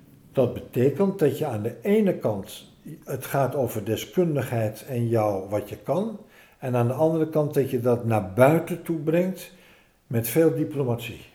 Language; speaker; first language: Dutch; native; Dutch